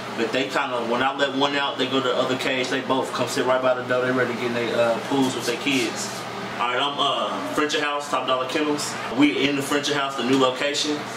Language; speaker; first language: English; native; English